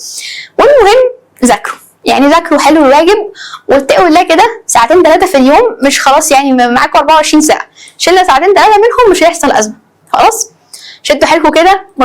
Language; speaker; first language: Arabic; native; Arabic